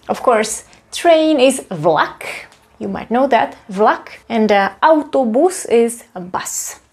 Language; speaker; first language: English; non-native, fluent; Czech